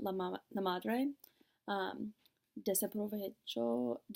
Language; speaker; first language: Spanish; non-native, learner; English